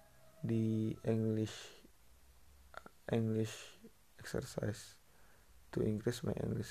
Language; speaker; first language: English; non-native, learner; Indonesian